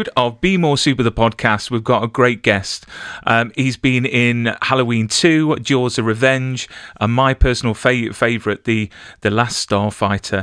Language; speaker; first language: English; native; English